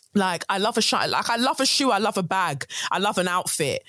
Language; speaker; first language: English; native; English